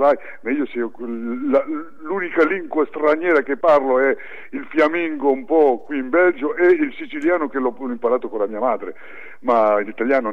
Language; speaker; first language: Italian; early bilingual, heritage; French